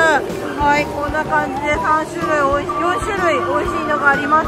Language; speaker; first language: Japanese; native; Japanese